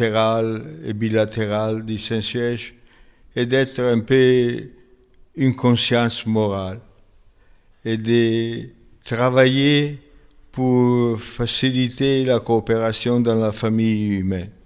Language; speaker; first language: French; non-native, fluent; Italian